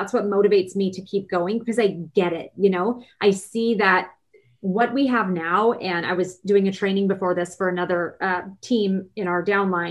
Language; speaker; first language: English; native; English